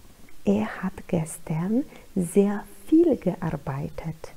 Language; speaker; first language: German; non-native, fluent; Polish